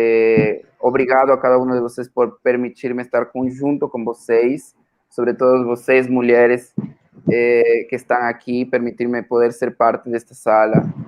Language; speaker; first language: Portuguese; non-native, fluent; Spanish